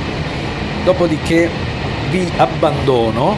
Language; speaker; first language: Italian; native; Italian